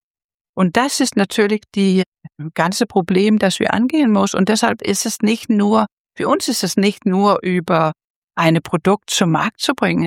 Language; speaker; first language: German; non-native, fluent; Danish